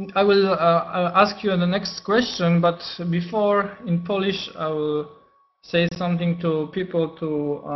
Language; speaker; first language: English; non-native, fluent; Polish